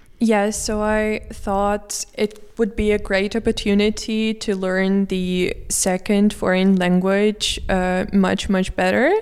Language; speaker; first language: English; non-native, fluent; Russian